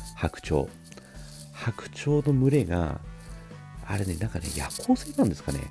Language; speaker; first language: Japanese; native; Japanese